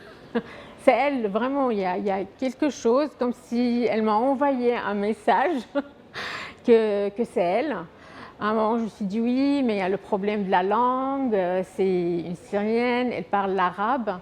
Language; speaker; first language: French; non-native, fluent; Arabic